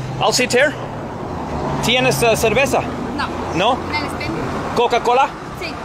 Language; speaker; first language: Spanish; non-native, learner; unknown